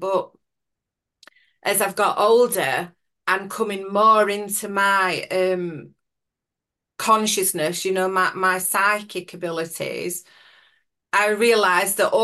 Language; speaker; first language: English; native; English